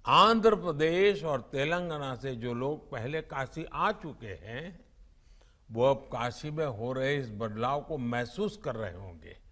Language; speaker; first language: Hindi; non-native, local second language; Gujarati